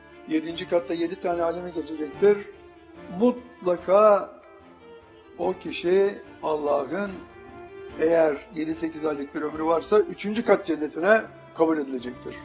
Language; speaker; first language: Turkish; native; Turkish